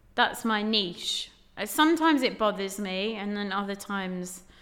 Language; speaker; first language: English; native; English